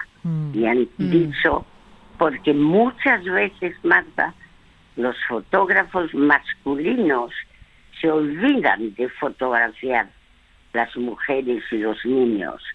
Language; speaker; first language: Spanish; early bilingual, other home language; French